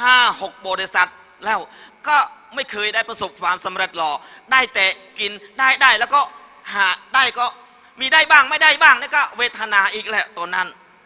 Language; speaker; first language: Thai; non-native, learner; Khmer